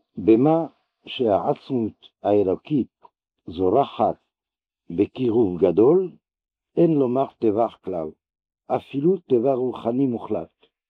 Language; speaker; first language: Hebrew; non-native, fluent; French